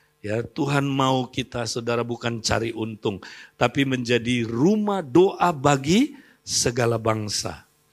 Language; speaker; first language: Indonesian; native; Indonesian